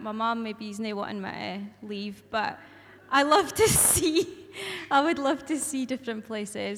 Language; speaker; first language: English; native; English